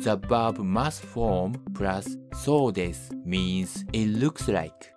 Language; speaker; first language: English; non-native, fluent; Japanese